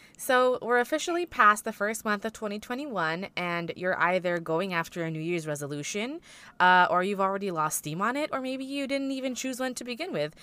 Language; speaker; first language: English; native; English